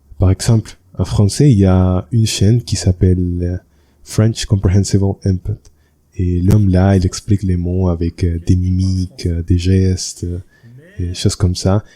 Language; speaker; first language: French; non-native, learner; Spanish